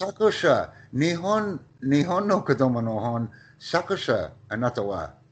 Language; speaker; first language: Japanese; non-native, learner; English